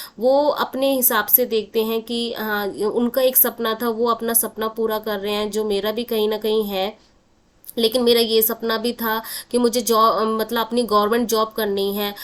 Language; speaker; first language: Hindi; non-native, local second language; Bangla